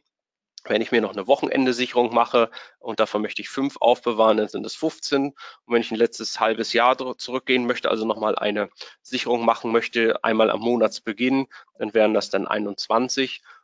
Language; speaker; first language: German; native; German